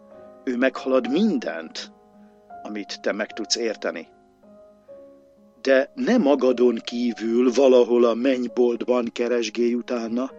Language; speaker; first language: Hungarian; native; Hungarian